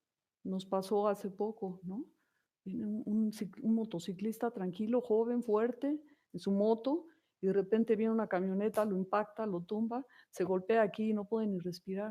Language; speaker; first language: Spanish; native; Spanish